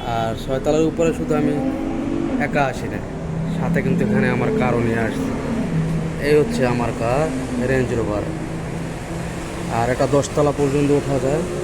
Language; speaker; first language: Bangla; native; Bangla